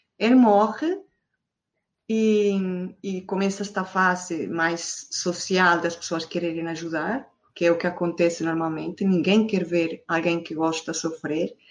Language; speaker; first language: Portuguese; non-native, fluent; Spanish